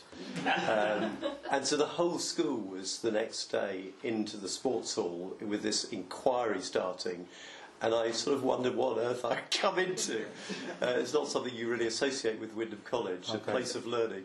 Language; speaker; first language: English; native; English